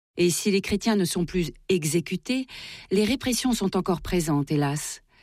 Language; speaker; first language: French; native; French